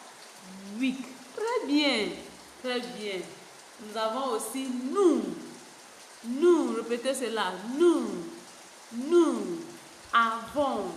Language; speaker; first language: French; non-native, fluent; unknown